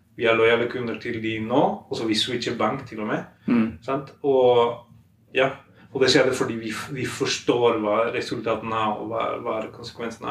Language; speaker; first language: Norwegian; non-native, fluent; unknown